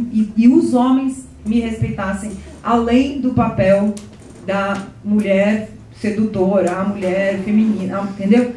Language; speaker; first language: Portuguese; native; Portuguese